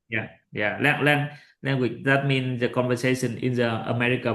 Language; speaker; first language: English; non-native, learner; Vietnamese